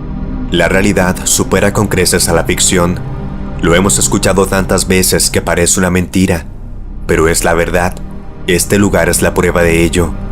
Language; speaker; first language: Spanish; native; Spanish